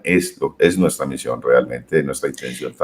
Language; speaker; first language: Spanish; native; Spanish